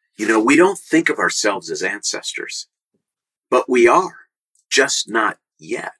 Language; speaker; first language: English; native; English